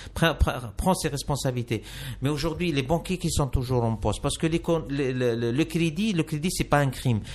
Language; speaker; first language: French; non-native, local second language; Arabic